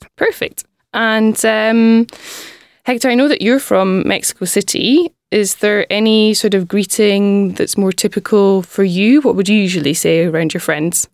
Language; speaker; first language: English; native; English